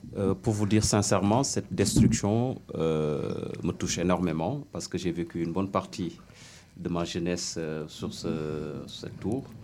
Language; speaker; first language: French; non-native, local second language; Wolof